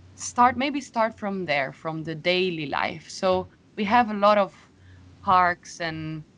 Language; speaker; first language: English; non-native, fluent; Italian